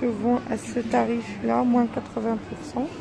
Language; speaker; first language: French; native; French